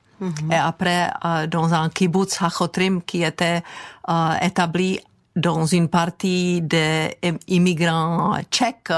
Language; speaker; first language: French; non-native, fluent; Czech